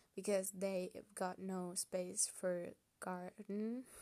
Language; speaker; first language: English; non-native, fluent; German